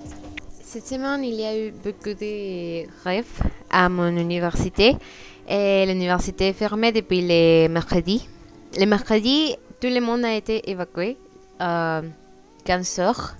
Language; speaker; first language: French; non-native, learner; Spanish